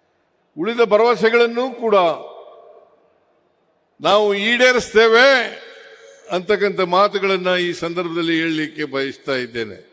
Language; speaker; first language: Kannada; native; Kannada